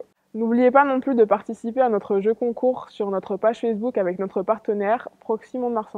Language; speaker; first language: French; native; French